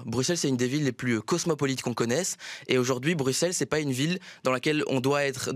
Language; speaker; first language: French; native; French